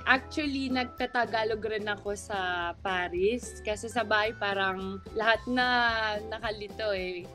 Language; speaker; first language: Filipino; early bilingual, heritage; Filipino